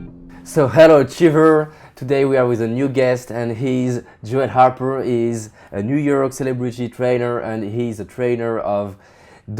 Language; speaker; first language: English; non-native, fluent; French